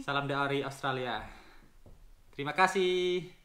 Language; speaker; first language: Indonesian; native; Indonesian